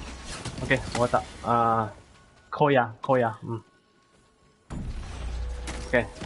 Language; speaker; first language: Japanese; non-native, learner; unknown